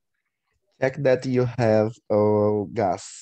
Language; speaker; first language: English; non-native, learner; Portuguese